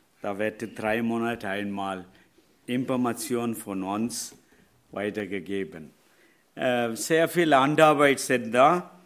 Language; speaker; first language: German; non-native, learner; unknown